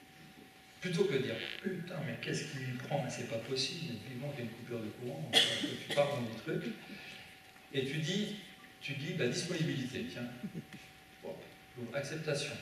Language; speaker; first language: French; native; French